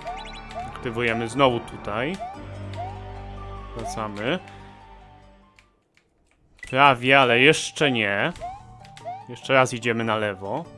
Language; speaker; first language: Polish; native; Polish